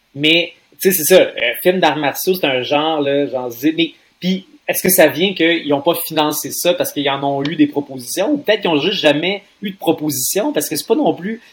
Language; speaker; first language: French; native; French